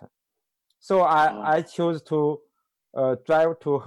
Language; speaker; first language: English; non-native, learner; Chinese